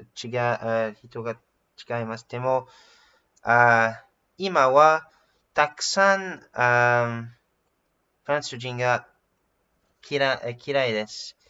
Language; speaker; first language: Japanese; non-native, learner; English